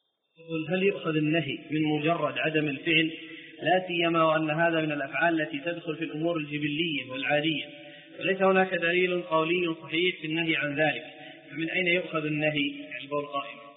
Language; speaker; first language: Arabic; native; Arabic